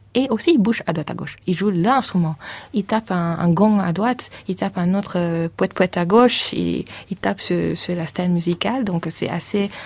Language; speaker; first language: French; non-native, fluent; English